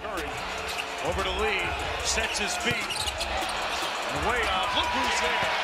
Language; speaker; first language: English; native; English